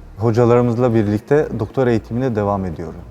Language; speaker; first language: Turkish; non-native, fluent; Albanian